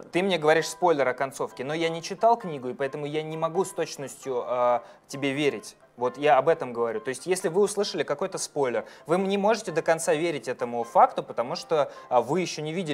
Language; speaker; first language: Russian; native; Russian